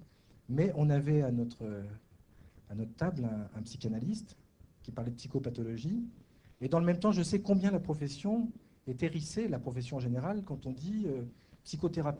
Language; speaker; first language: French; native; French